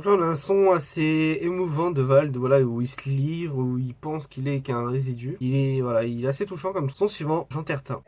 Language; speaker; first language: French; native; French